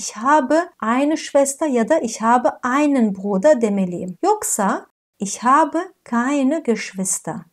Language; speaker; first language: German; non-native, fluent; Turkish